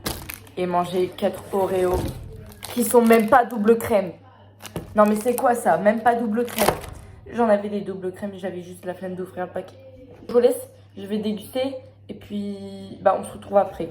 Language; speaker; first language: French; native; French